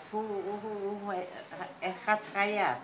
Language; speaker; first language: Hebrew; non-native, learner; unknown